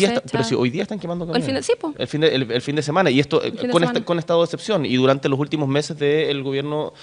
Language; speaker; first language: Spanish; native; Spanish